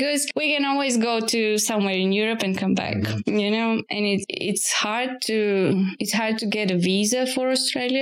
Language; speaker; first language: English; non-native, fluent; Bulgarian